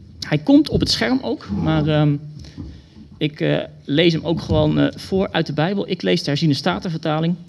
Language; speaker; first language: Dutch; native; Dutch